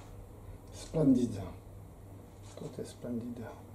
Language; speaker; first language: Italian; non-native, learner; French